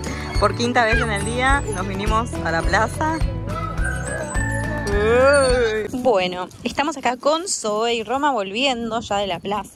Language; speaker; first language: Spanish; native; Spanish